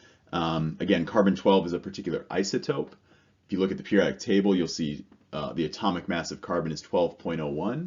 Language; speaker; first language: English; native; English